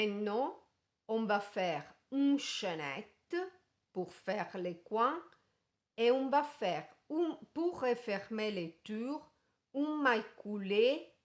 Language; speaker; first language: French; non-native, fluent; Italian